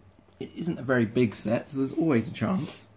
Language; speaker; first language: English; native; English